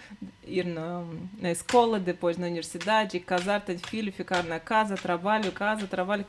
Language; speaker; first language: Portuguese; non-native, fluent; Russian